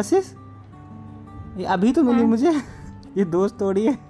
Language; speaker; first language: Hindi; native; Hindi